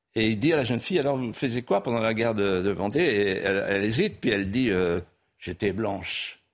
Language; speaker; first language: French; non-native, local second language; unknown